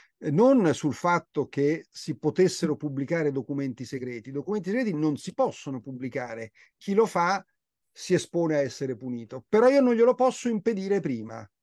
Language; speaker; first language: Italian; native; Italian